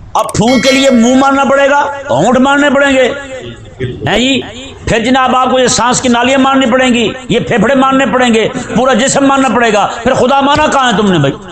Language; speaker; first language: Urdu; native; Urdu